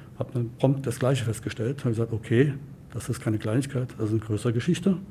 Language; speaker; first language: German; native; German